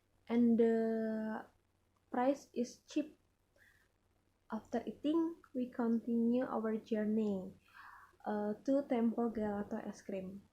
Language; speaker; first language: English; non-native, learner; Indonesian